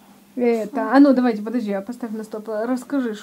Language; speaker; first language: Russian; native; Russian